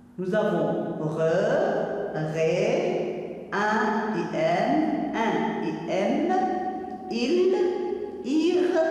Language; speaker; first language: French; non-native, local second language; Arabic